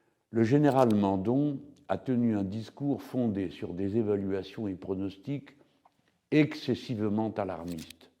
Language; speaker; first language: French; native; French